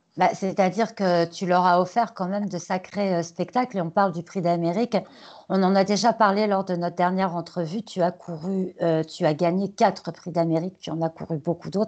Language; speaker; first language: French; native; French